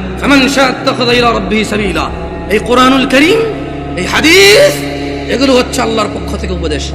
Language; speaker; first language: Bangla; early bilingual, heritage; Bangla